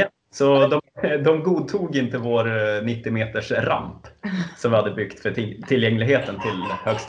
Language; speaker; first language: Swedish; native; Swedish